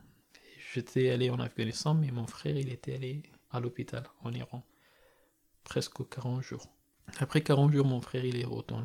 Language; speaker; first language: French; non-native, learner; Persian